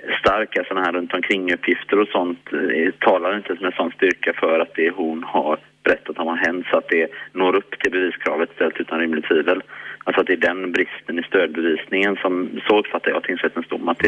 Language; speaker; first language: Swedish; native; Swedish